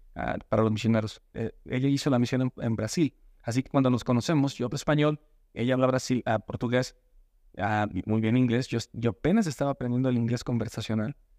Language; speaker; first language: Spanish; native; Spanish